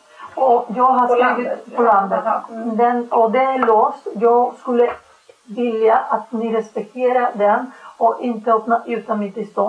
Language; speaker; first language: Swedish; non-native, fluent; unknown